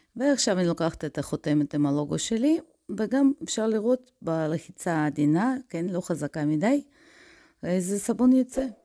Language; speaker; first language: Hebrew; non-native, fluent; Russian